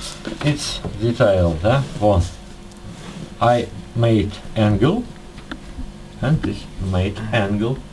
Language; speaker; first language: English; non-native, learner; Russian